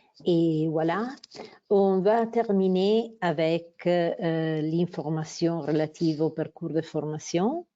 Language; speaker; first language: French; non-native, fluent; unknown